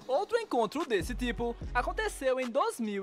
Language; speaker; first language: Portuguese; native; Portuguese